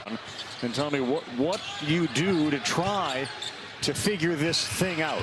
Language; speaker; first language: English; native; English